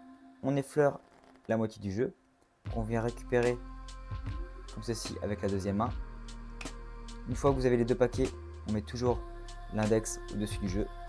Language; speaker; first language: French; native; French